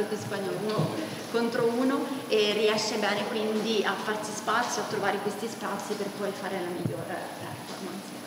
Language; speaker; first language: Italian; native; Italian